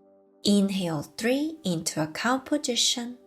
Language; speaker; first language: English; non-native, fluent; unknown